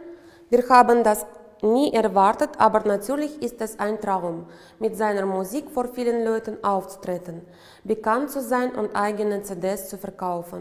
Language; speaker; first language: German; non-native, fluent; Uzbek